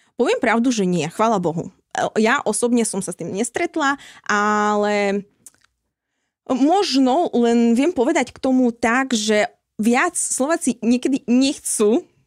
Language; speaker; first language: Slovak; non-native, fluent; Ukrainian